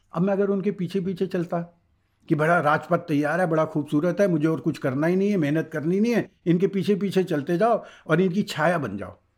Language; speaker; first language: Hindi; native; Hindi